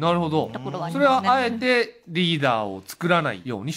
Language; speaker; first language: Japanese; native; Japanese